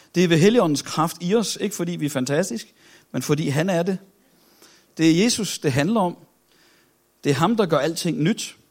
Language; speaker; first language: Danish; native; Danish